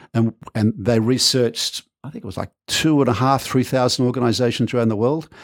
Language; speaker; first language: English; native; English